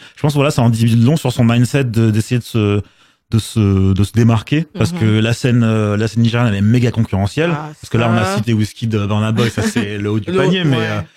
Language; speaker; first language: French; native; French